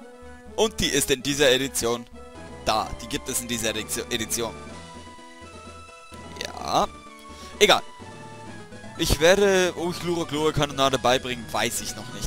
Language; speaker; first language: German; native; German